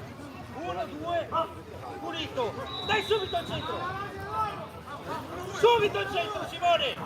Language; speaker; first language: Italian; native; Italian